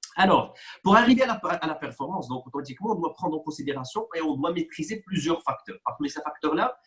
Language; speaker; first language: French; non-native, local second language; Arabic